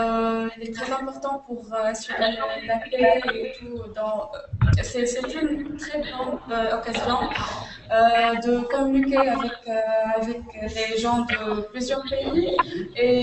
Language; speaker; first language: French; non-native, local second language; Arabic